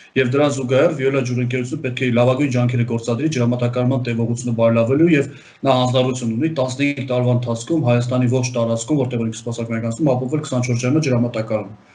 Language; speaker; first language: Armenian; native; Armenian